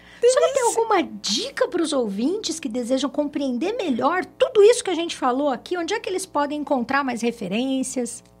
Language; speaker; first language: Portuguese; native; Portuguese